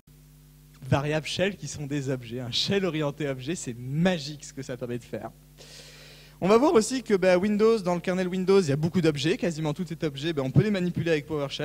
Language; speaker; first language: French; native; French